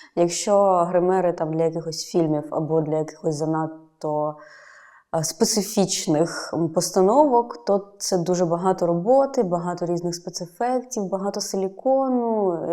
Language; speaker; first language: Ukrainian; native; Ukrainian